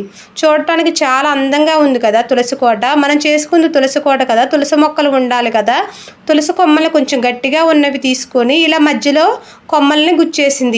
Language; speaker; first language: Telugu; native; Telugu